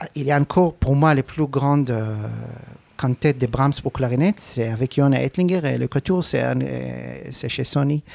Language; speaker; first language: French; non-native, fluent; Hebrew